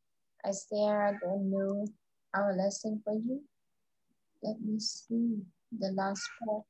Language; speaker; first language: English; non-native, fluent; Vietnamese